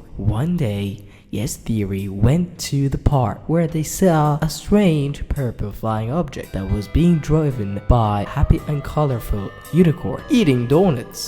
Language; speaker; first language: English; native; English